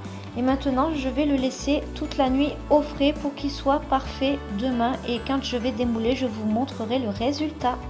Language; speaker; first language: French; native; French